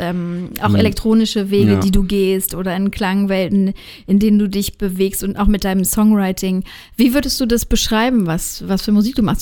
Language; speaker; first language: German; native; German